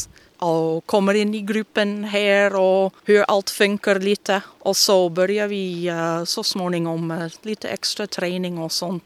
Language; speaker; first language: Swedish; non-native, fluent; English